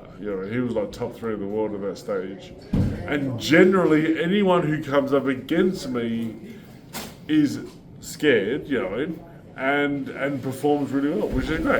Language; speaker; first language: English; native; English